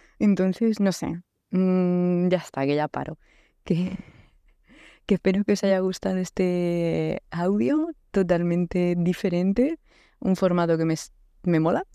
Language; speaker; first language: Spanish; native; Spanish